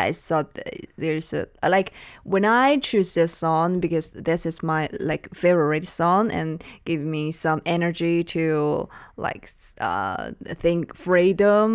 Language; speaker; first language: English; non-native, learner; Chinese